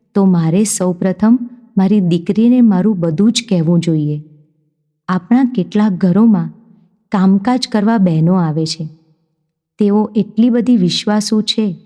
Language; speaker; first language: Gujarati; native; Gujarati